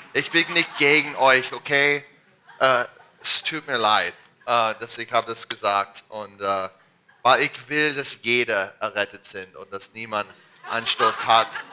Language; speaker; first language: German; non-native, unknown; English